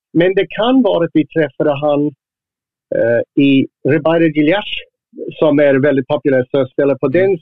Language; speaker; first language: Swedish; non-native, fluent; English